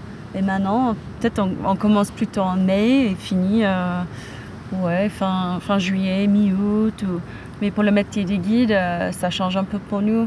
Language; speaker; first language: French; non-native, fluent; English